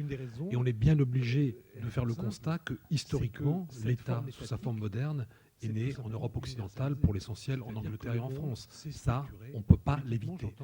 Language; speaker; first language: French; native; French